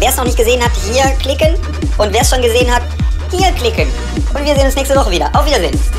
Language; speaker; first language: German; native; German